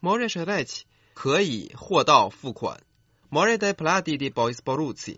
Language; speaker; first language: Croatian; non-native, fluent; Chinese